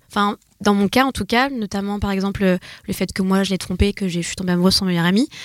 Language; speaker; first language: French; native; French